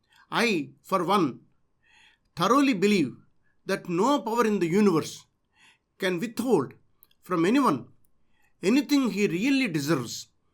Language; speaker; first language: English; non-native, local second language; Telugu